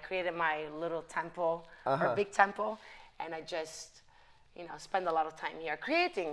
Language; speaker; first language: English; non-native, fluent; Italian